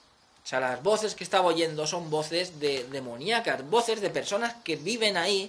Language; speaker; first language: Spanish; native; Spanish